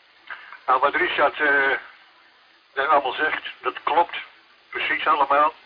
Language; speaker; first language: Dutch; native; Dutch